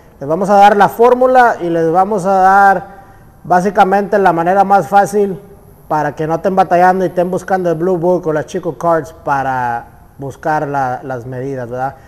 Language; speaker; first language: Spanish; early bilingual, heritage; Spanish